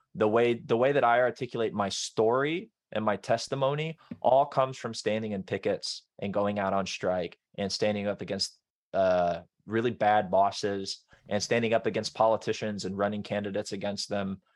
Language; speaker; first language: English; native; English